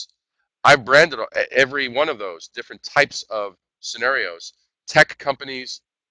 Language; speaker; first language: English; native; English